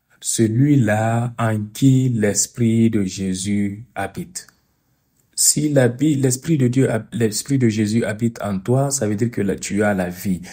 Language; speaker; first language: French; non-native, fluent; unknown